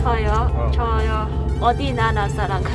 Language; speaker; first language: Korean; non-native, learner; Cantonese